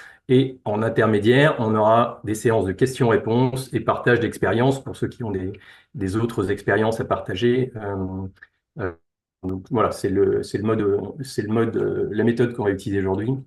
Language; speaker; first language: French; native; French